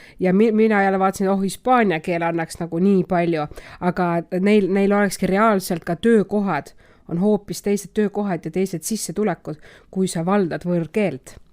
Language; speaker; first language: Estonian; non-native, local second language; Russian